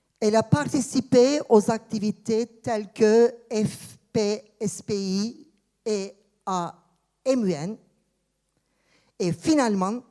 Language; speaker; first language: French; non-native, fluent; Turkish